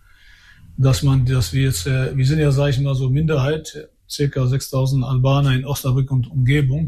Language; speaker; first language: German; early bilingual, other home language; Albanian